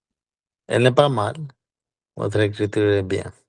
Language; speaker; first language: French; non-native, learner; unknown